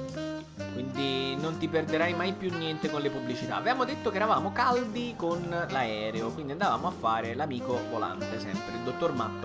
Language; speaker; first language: Italian; native; Italian